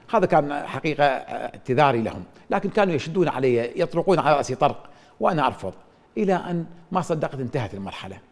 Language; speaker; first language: Arabic; native; Arabic